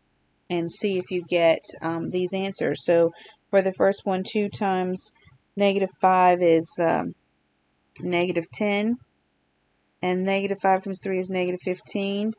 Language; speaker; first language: English; native; English